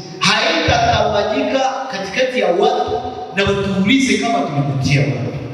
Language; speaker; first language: Swahili; native; Swahili